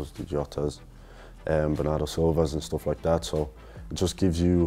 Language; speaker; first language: English; native; English